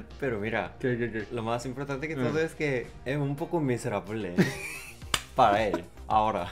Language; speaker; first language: Spanish; non-native, learner; Korean